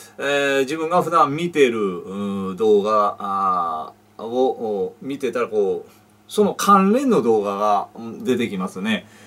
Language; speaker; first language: Japanese; native; Japanese